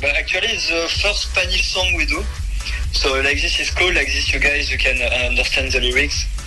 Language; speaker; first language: English; non-native, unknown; French